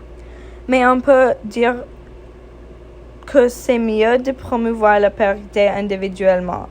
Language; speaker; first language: French; non-native, fluent; English